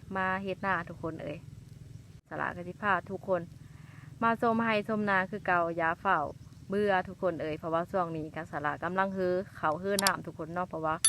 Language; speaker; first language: Lao; non-native, local second language; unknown